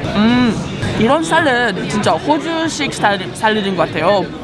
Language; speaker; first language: Korean; non-native, fluent; English